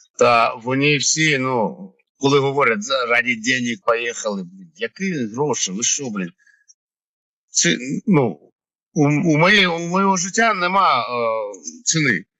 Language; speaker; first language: Ukrainian; non-native, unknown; Georgian